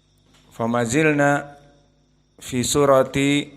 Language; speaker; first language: Arabic; non-native, fluent; Indonesian